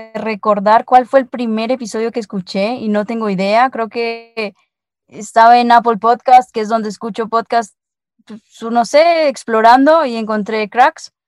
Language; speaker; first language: Spanish; native; Spanish